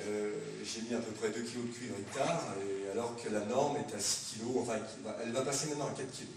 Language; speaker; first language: French; native; French